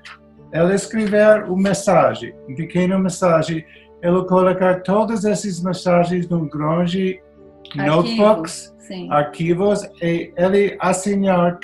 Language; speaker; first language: Portuguese; non-native, learner; English